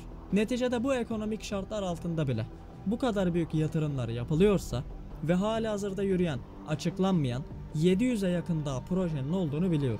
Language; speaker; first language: Turkish; native; Turkish